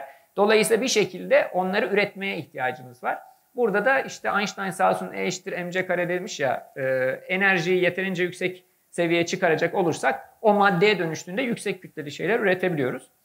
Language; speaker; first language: Turkish; native; Turkish